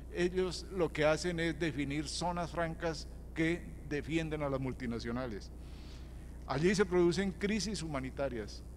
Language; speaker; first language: Spanish; native; Spanish